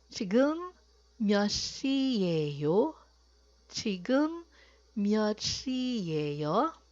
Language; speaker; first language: Korean; non-native, fluent; Filipino